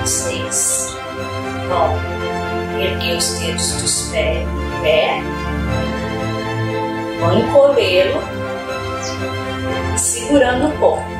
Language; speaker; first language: Portuguese; native; Portuguese